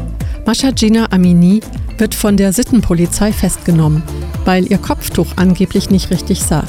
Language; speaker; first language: German; native; German